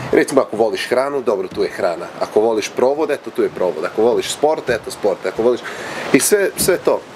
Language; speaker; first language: Croatian; early bilingual, other home language; Serbian